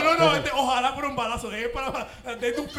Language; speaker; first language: Spanish; native; Spanish